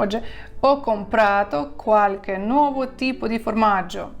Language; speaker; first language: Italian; non-native, fluent; Ukrainian